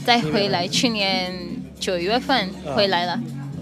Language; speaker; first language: Chinese; non-native, fluent; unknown